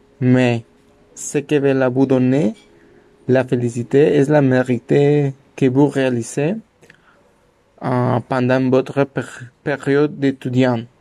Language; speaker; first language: French; non-native, learner; Spanish